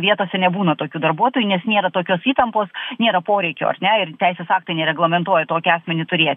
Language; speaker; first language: Lithuanian; native; Lithuanian